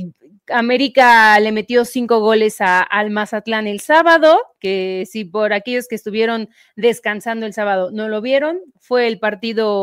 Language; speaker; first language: Spanish; native; Spanish